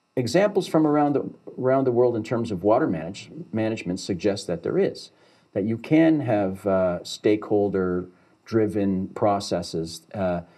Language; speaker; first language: English; native; English